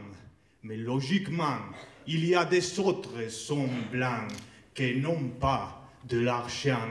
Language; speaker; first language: French; non-native, learner; Spanish